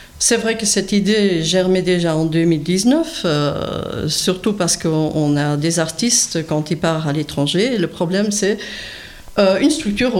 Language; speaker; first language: French; native; French